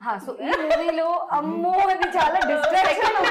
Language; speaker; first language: Telugu; non-native, fluent; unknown